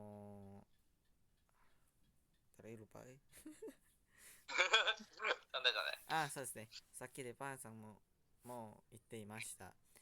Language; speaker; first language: Japanese; non-native, learner; Indonesian